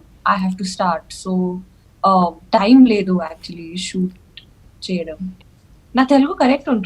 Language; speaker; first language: Telugu; non-native, learner; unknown